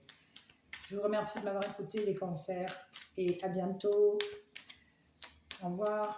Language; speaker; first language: French; native; French